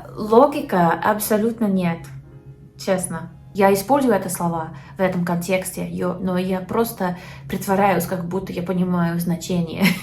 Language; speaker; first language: Russian; non-native, learner; English